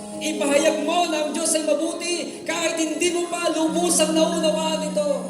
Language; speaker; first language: Filipino; native; Filipino